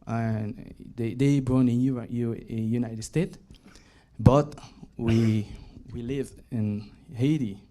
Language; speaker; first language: English; non-native, learner; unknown